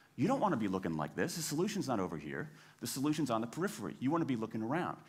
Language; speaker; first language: English; native; English